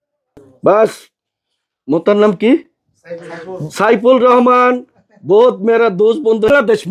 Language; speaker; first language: Hindi; non-native, learner; Bangla